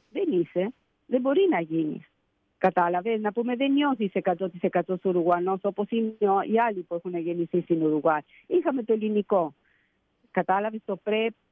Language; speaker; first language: Greek; early bilingual, heritage; Spanish